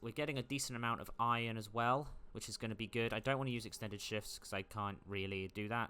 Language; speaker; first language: English; native; English